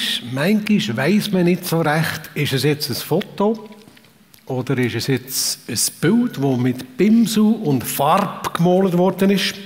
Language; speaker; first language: German; native; German